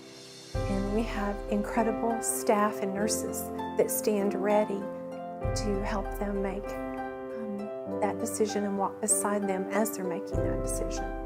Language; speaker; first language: English; native; English